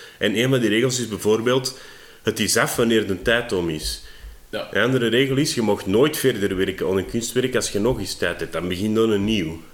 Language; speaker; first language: Dutch; native; Dutch